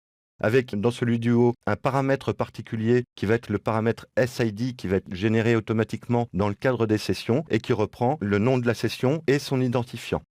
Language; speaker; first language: French; native; French